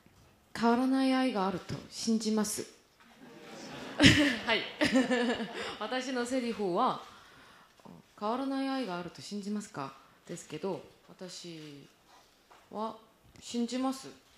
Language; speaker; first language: Japanese; non-native, learner; Korean